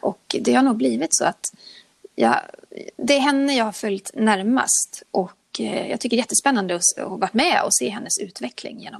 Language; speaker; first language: Swedish; native; Swedish